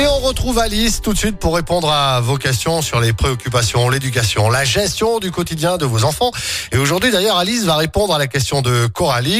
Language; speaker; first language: French; native; French